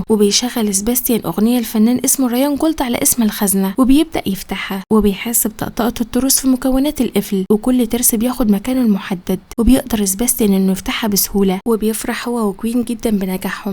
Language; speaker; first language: Arabic; native; Arabic